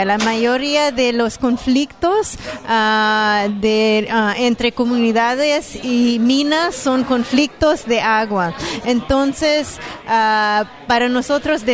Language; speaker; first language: Spanish; non-native, fluent; French